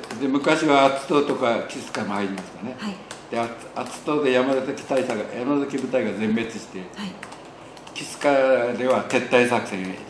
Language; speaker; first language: Japanese; native; Japanese